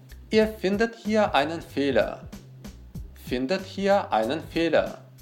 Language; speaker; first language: German; non-native, fluent; Russian